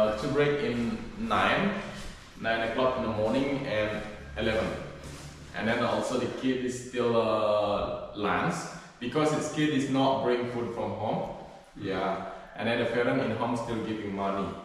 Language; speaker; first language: English; non-native, learner; Balinese